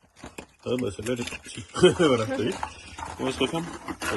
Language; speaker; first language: French; native; French